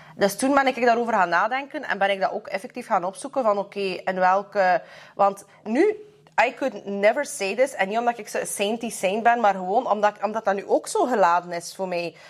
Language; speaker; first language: Dutch; early bilingual, other home language; Russian